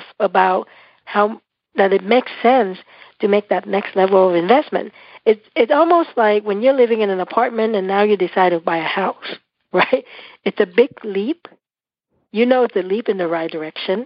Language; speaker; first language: English; non-native, fluent; Vietnamese